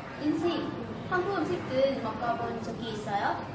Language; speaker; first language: Korean; non-native, learner; Vietnamese